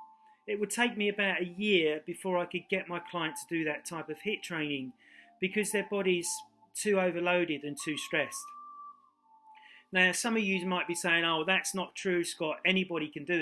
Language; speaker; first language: English; native; English